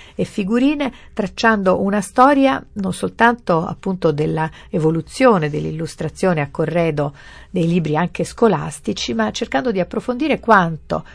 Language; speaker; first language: Italian; native; Italian